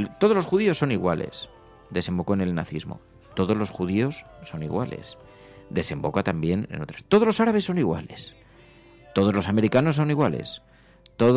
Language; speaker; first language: Spanish; native; Spanish